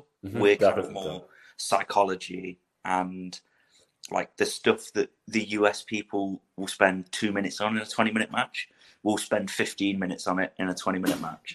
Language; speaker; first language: English; native; English